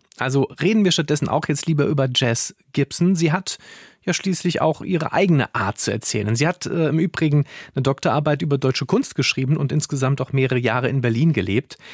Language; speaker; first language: German; native; German